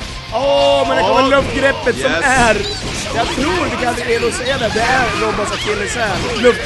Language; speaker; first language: Swedish; native; Swedish